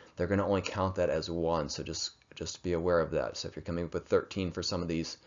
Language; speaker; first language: English; native; English